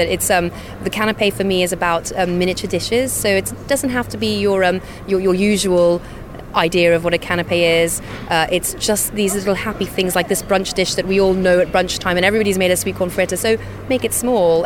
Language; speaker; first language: English; native; English